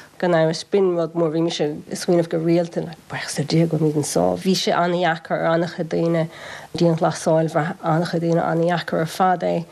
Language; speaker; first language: Irish; native; Irish